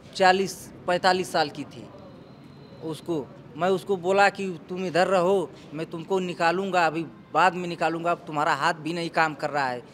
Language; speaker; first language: Hindi; native; Hindi